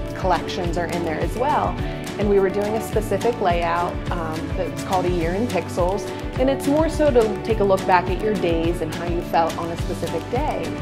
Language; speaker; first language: English; native; English